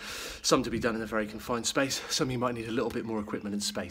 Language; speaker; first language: English; native; English